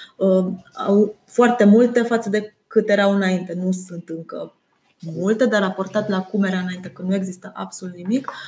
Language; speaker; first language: Romanian; non-native, local second language; German